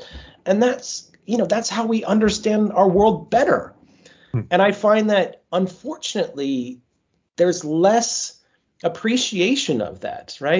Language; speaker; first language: English; native; English